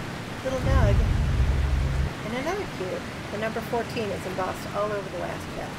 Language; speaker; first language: English; native; English